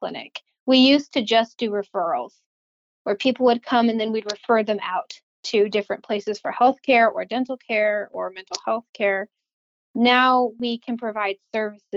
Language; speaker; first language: English; native; English